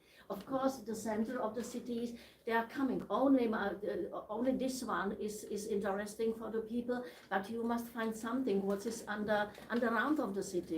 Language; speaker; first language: English; non-native, learner; Czech